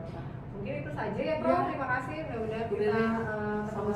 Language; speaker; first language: Malay; native; Malay